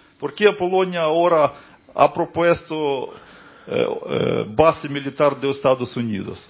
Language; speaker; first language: Portuguese; non-native, fluent; Ukrainian